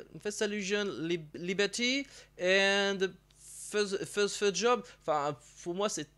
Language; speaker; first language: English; non-native, learner; French